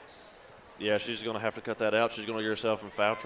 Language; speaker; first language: English; native; English